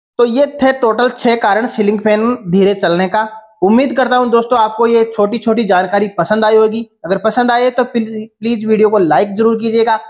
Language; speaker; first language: Hindi; native; Hindi